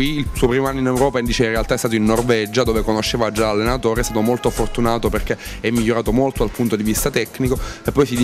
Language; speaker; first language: Italian; native; Italian